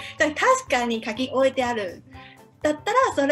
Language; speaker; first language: Japanese; non-native, fluent; Cantonese